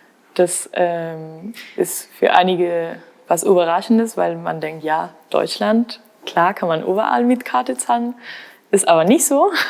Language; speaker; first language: German; non-native, fluent; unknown